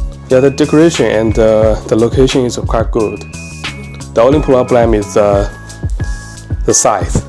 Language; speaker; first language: English; non-native, learner; Chinese